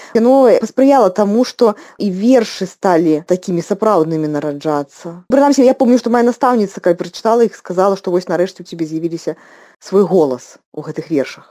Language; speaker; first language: Belarusian; non-native, local second language; Russian